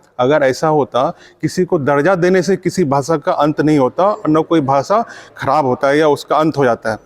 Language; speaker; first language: Hindi; non-native, local second language; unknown